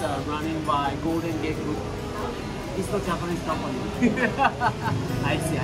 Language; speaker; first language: English; non-native, learner; Japanese